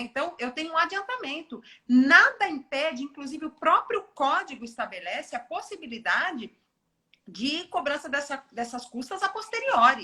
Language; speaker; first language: Portuguese; native; Portuguese